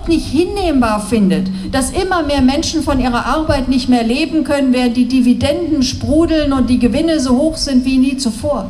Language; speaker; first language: German; native; German